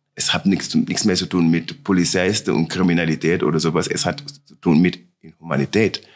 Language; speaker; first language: German; non-native, learner; Wolof